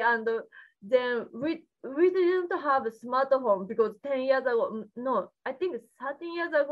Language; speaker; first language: English; non-native, learner; Japanese